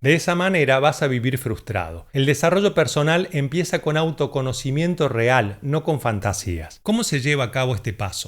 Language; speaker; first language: Spanish; native; Spanish